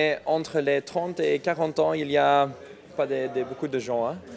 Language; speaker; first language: French; non-native, local second language; Dutch